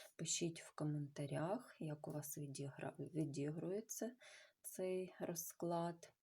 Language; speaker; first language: Ukrainian; non-native, local second language; Russian